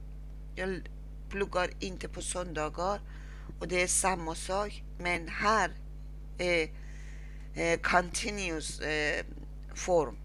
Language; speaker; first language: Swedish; non-native, learner; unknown